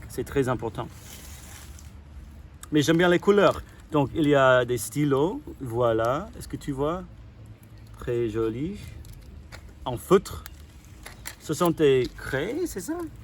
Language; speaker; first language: French; non-native, fluent; English